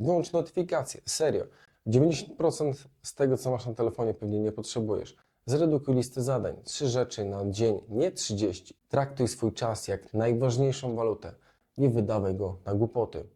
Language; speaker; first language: Polish; native; Polish